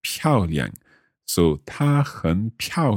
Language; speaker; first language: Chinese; non-native, learner; English